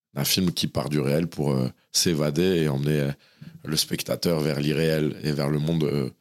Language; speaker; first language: French; native; French